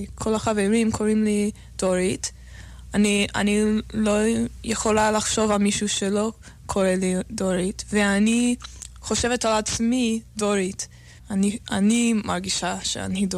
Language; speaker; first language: Hebrew; non-native, learner; English